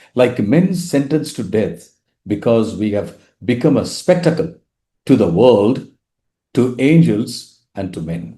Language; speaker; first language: English; non-native, local second language; Tamil